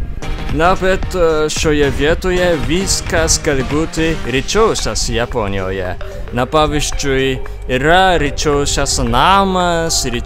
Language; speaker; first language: Lithuanian; non-native, fluent; Japanese